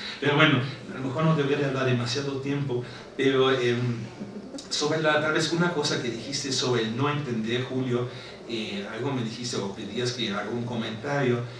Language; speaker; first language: Spanish; non-native, fluent; German